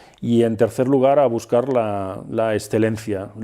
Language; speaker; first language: Spanish; native; Spanish